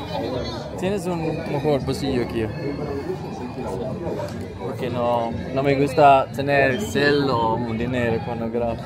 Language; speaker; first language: Spanish; non-native, learner; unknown